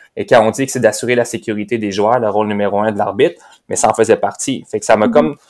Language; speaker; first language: French; native; French